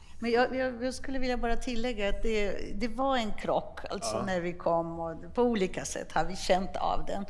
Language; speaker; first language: Swedish; non-native, fluent; Polish